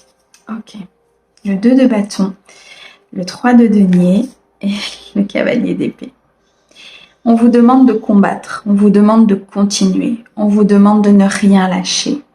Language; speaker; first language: French; native; French